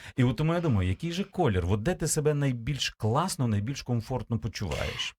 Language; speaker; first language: Ukrainian; native; Ukrainian